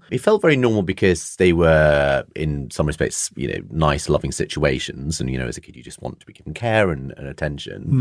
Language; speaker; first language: English; native; English